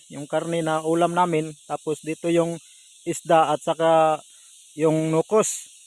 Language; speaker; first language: Filipino; non-native, local second language; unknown